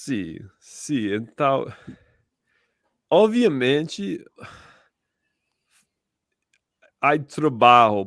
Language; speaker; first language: Portuguese; non-native, learner; English